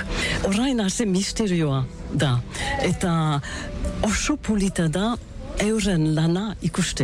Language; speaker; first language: Basque; non-native, learner; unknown